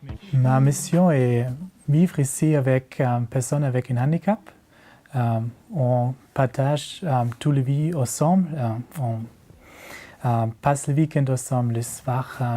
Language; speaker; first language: French; non-native, learner; German